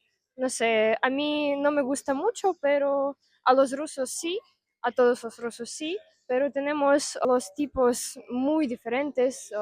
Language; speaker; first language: Spanish; non-native, fluent; Russian